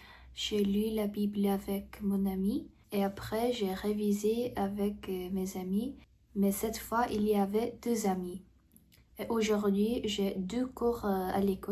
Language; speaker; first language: French; non-native, fluent; Korean